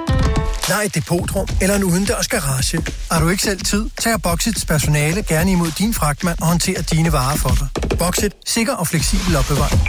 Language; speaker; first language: Danish; native; Danish